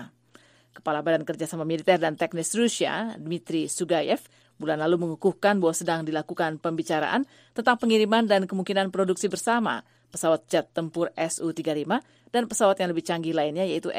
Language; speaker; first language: Indonesian; native; Indonesian